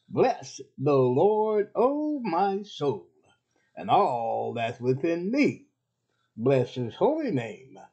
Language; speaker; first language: English; native; English